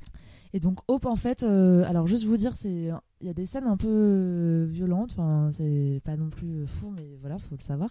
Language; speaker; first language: French; native; French